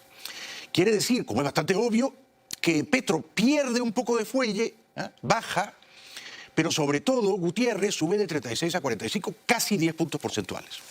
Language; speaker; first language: Spanish; native; Spanish